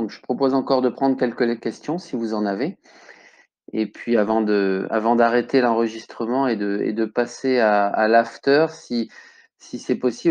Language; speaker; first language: French; native; French